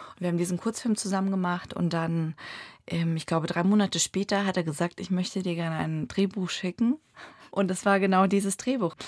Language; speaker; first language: German; early bilingual, other home language; Russian